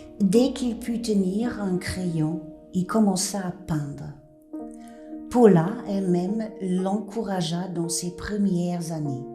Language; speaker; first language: French; non-native, fluent; German